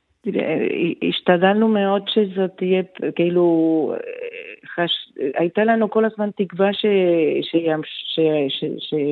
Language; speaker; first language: Hebrew; non-native, fluent; Spanish